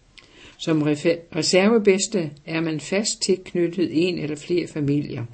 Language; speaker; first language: Danish; native; Danish